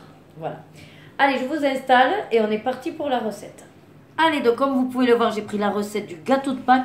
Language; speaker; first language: French; native; French